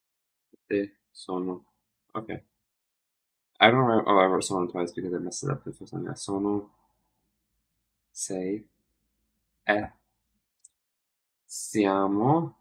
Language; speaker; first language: Italian; non-native, learner; English